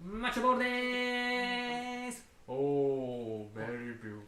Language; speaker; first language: English; non-native, learner; Japanese